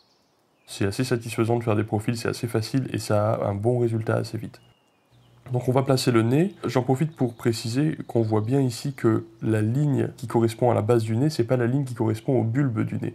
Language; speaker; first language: French; native; French